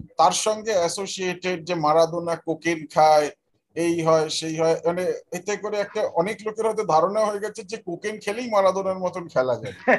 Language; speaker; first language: Bangla; native; Bangla